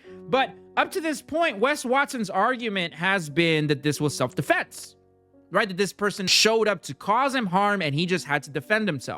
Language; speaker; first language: English; native; English